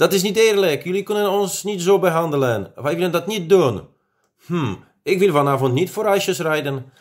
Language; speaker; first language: Dutch; non-native, fluent; Polish